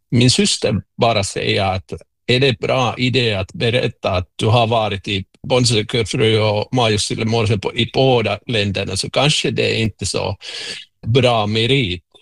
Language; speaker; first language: Swedish; non-native, local second language; Finnish